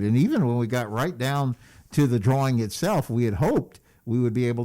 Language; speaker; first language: English; native; English